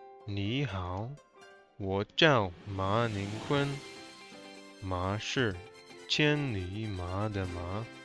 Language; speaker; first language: Chinese; non-native, learner; English